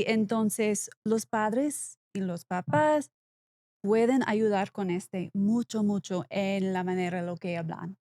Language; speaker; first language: Spanish; non-native, learner; English